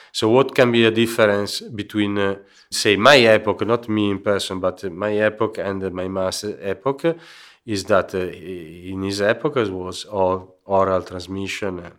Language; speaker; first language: English; non-native, fluent; Italian